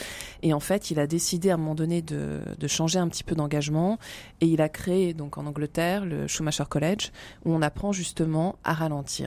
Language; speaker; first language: French; native; French